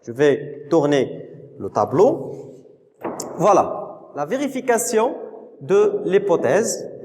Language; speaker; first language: French; non-native, local second language; Arabic